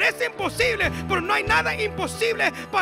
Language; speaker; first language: Spanish; early bilingual, heritage; Spanish